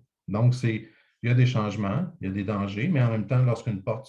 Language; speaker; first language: French; native; French